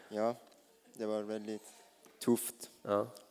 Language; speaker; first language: Swedish; non-native, learner; Persian